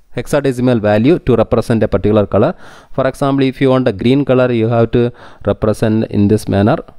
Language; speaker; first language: English; non-native, local second language; Tamil